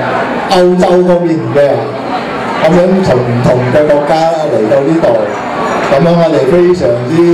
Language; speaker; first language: Chinese; early bilingual, heritage; Cantonese